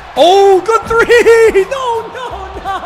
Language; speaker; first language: English; native; English